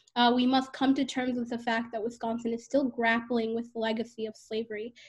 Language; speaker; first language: English; native; English